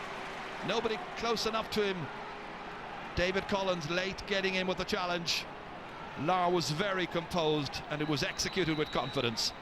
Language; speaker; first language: English; native; English